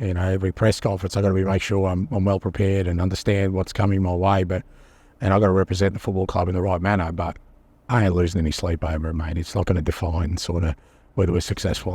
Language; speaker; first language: English; native; English